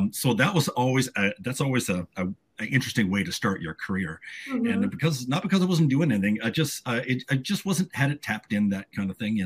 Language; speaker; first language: English; native; English